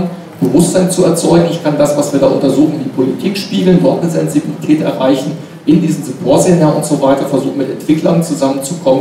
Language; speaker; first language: German; native; German